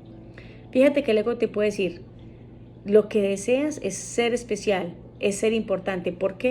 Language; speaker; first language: Spanish; native; Spanish